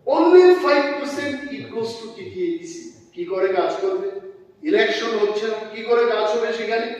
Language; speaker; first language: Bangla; non-native, local second language; Kok Borok